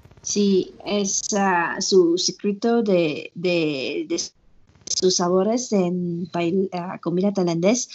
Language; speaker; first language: Spanish; non-native, learner; Thai